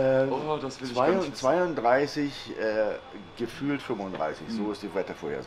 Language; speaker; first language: German; native; German